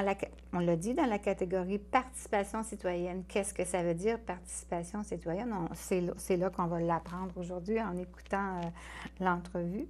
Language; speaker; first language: French; native; French